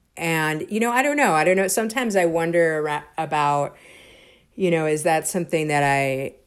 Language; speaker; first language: English; native; English